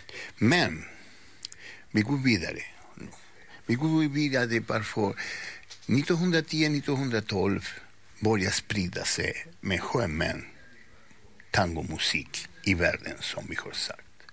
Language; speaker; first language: Swedish; non-native, fluent; Spanish